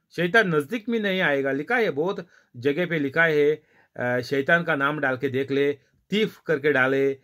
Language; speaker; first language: Hindi; non-native, local second language; Marathi